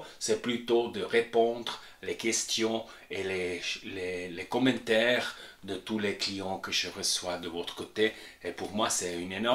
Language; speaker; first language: French; non-native, fluent; Spanish